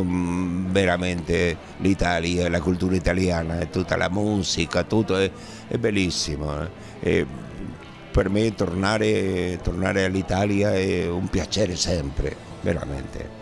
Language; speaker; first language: Italian; non-native, learner; Spanish